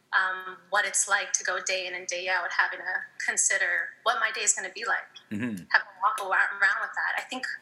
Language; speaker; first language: English; native; English